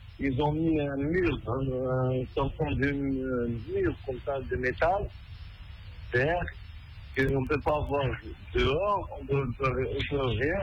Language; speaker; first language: French; non-native, fluent; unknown